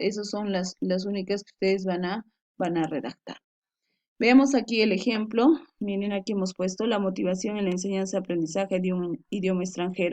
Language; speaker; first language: Spanish; native; Spanish